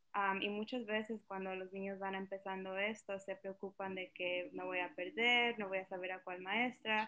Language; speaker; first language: Spanish; early bilingual, other home language; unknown